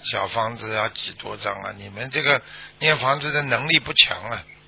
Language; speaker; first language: Chinese; native; Chinese